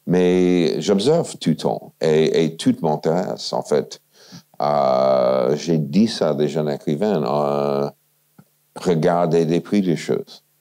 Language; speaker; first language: French; non-native, fluent; English